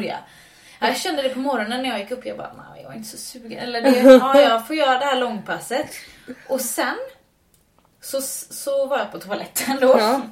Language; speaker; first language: Swedish; native; Swedish